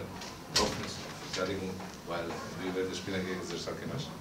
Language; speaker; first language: German; non-native, learner; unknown